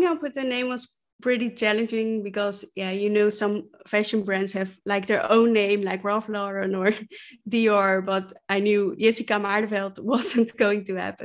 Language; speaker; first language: English; non-native, fluent; Dutch